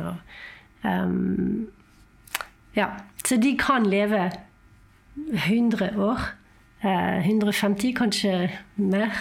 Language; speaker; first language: Norwegian; non-native, fluent; French